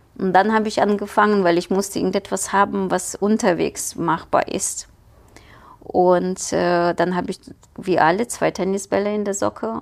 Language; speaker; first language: German; non-native, fluent; Ukrainian